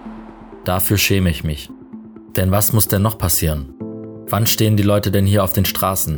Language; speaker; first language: German; native; German